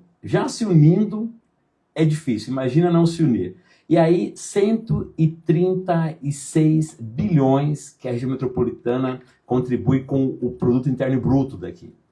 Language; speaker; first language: Portuguese; native; Portuguese